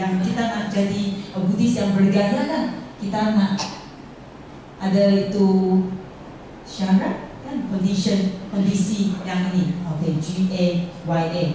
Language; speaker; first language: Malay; non-native, local second language; Chinese